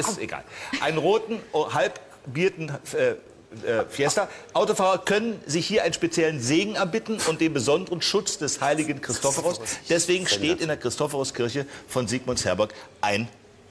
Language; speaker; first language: German; native; German